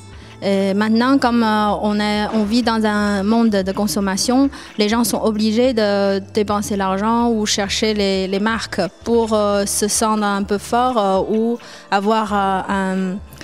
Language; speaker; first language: French; non-native, fluent; Chinese